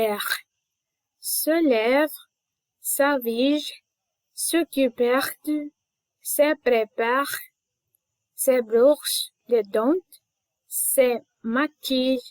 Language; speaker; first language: French; non-native, learner; Spanish